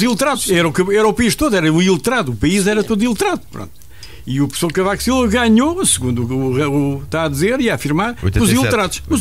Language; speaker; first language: Portuguese; native; Portuguese